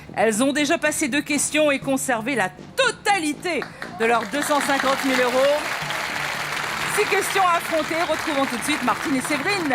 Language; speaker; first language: French; native; French